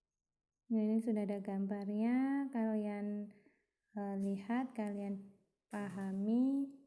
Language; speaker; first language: Indonesian; native; Indonesian